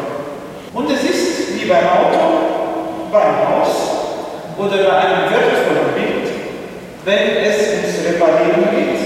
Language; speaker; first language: German; native; German